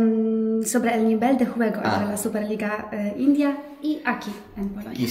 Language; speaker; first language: Spanish; non-native, fluent; Polish